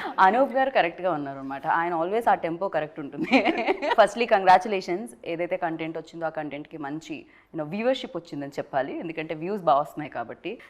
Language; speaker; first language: Telugu; native; Telugu